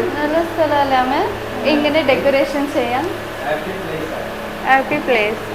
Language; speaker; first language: Malayalam; non-native, learner; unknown